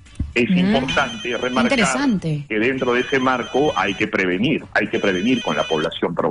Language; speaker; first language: Spanish; native; Spanish